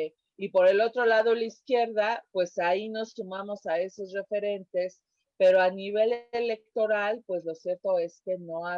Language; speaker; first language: Spanish; native; Spanish